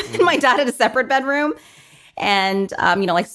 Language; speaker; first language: English; native; English